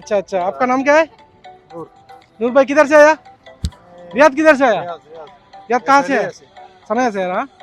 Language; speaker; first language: Hindi; non-native, learner; Bangla